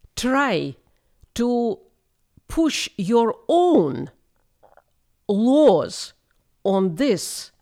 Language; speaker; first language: English; non-native, fluent; Russian